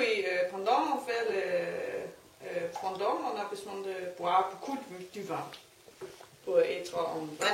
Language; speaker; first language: French; non-native, learner; Danish